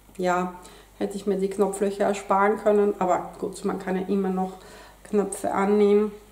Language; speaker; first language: German; native; German